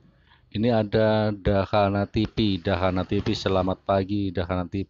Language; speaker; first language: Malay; non-native, local second language; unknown